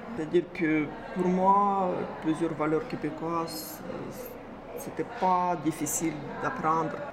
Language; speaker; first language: French; non-native, fluent; Russian